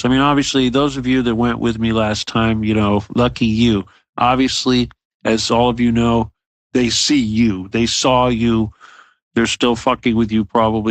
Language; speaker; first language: English; native; English